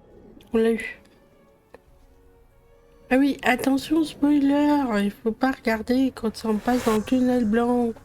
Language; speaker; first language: French; native; French